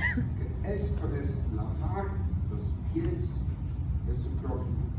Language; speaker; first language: Spanish; non-native, fluent; Polish